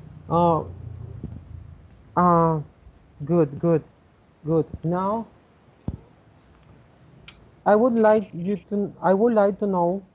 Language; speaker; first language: English; non-native, fluent; Spanish